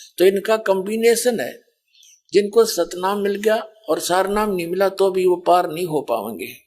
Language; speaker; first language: Hindi; native; Hindi